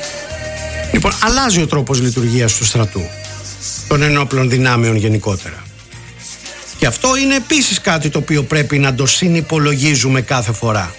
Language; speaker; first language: Greek; native; Greek